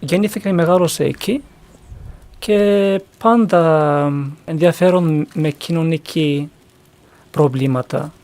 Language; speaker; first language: Greek; non-native, learner; Turkish